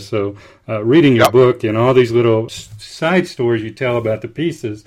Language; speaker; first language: English; native; English